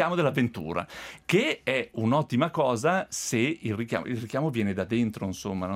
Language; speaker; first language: Italian; native; Italian